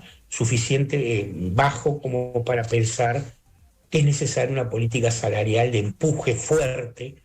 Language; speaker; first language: Spanish; native; Spanish